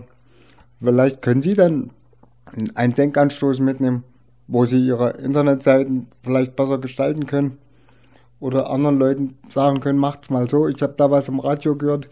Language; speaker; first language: German; native; German